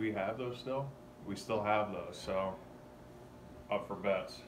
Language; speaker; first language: English; native; English